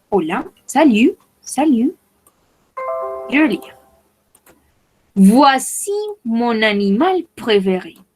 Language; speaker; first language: French; non-native, fluent; Spanish